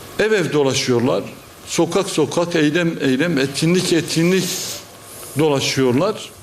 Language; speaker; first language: Turkish; non-native, local second language; Kurdish